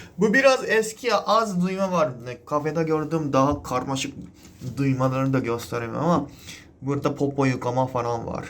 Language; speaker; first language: Turkish; non-native, fluent; Japanese